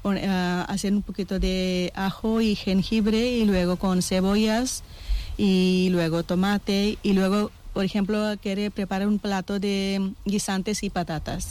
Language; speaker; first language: Spanish; non-native, learner; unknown